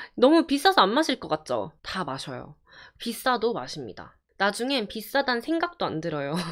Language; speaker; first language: Korean; early bilingual, heritage; Korean